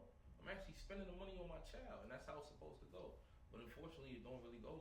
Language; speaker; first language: English; native; English